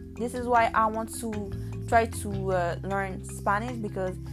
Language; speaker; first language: English; non-native, learner; Haitian Creole